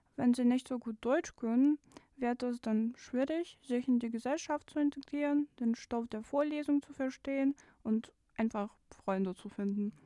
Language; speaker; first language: German; non-native, fluent; Russian